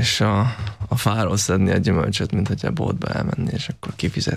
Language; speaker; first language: Hungarian; native; Hungarian